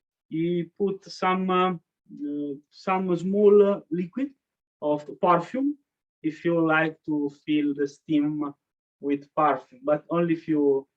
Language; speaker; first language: English; non-native, learner; Italian